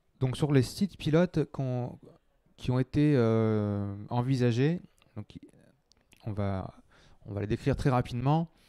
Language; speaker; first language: French; native; French